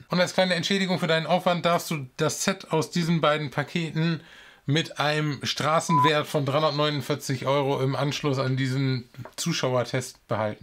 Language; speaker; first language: German; native; German